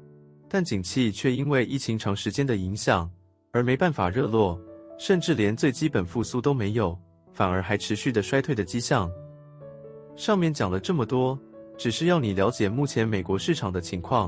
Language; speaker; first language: Chinese; native; Chinese